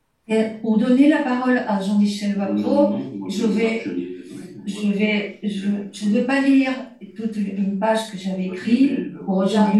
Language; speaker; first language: French; native; French